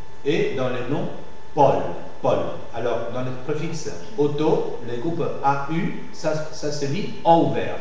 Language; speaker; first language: French; non-native, fluent; Spanish